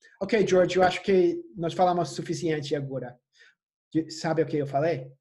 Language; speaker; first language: Portuguese; non-native, fluent; English